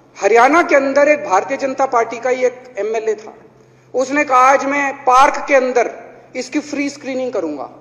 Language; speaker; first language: Hindi; native; Hindi